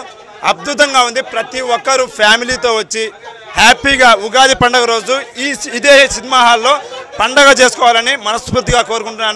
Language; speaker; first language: Telugu; native; Telugu